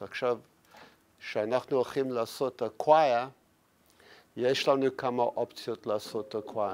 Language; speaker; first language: Hebrew; non-native, fluent; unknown